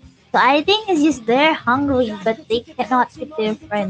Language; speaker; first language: English; non-native, fluent; Indonesian